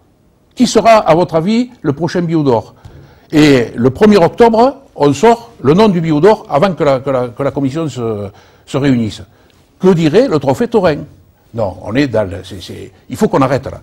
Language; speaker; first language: French; native; French